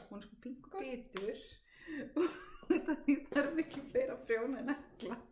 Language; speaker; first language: Icelandic; early bilingual, heritage; Icelandic